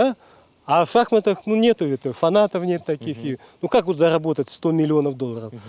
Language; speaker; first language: Russian; native; Russian